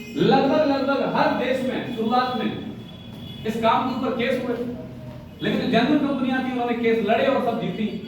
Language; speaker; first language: Hindi; native; Hindi